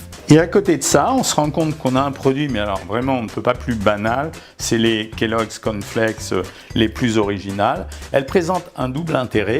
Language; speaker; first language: French; native; French